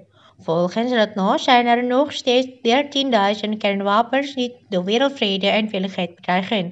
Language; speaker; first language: Dutch; non-native, learner; Indonesian